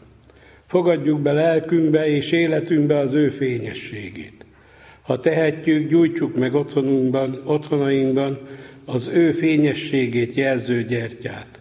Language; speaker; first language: Hungarian; native; Hungarian